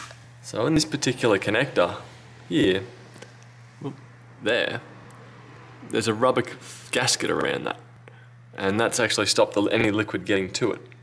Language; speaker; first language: English; native; English